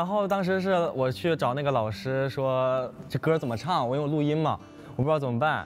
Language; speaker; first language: Chinese; native; Chinese